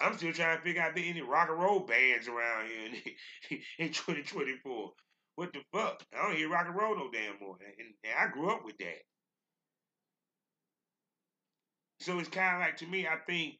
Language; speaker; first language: English; native; English